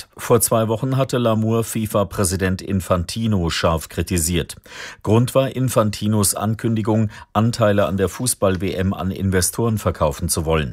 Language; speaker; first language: German; native; German